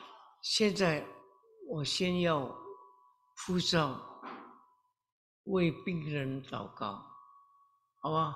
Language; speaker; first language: Chinese; early bilingual, heritage; Chinese